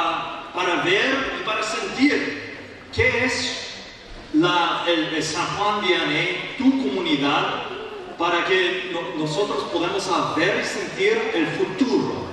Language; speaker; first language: Spanish; non-native, learner; English